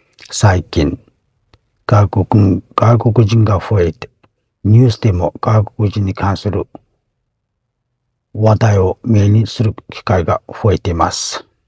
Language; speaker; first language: Japanese; non-native, fluent; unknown